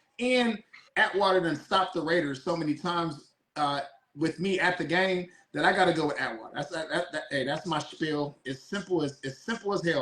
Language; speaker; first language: English; native; English